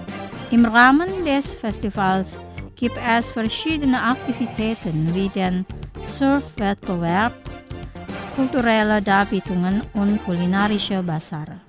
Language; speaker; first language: German; non-native, fluent; Indonesian